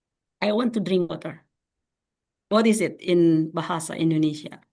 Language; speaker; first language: English; non-native, fluent; Indonesian